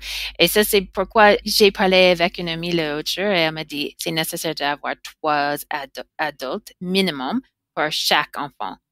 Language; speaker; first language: French; non-native, learner; English